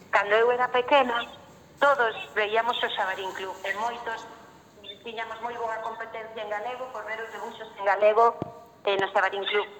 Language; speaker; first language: Galician; non-native, local second language; Spanish